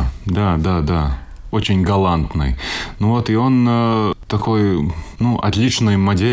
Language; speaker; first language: Russian; non-native, local second language; Latvian